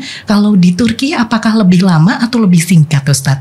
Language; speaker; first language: Indonesian; native; Indonesian